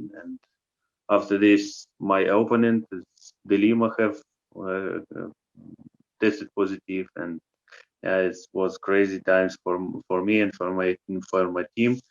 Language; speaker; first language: English; non-native, learner; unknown